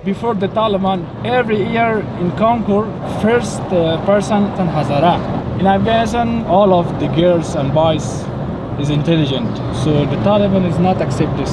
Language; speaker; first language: English; non-native, learner; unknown